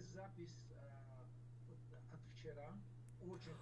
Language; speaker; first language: Russian; non-native, learner; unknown